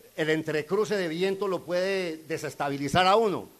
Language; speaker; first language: Spanish; native; Spanish